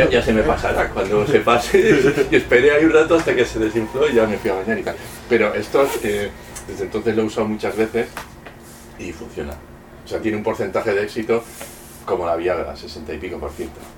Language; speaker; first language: Spanish; native; Spanish